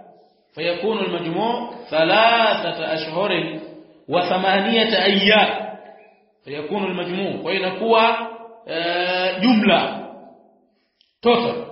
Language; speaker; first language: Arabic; non-native, fluent; Swahili